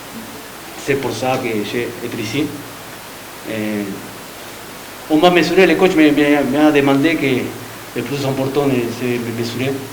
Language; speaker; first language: French; non-native, learner; Spanish